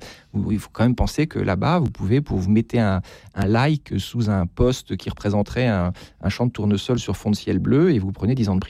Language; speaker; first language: French; native; French